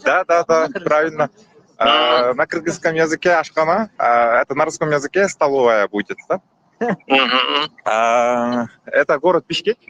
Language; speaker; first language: Russian; non-native, local second language; Kyrgyz